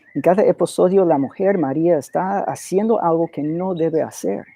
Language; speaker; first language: Spanish; early bilingual, other home language; English